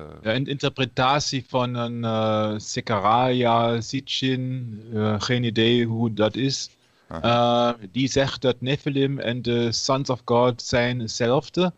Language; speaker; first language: Dutch; non-native, learner; German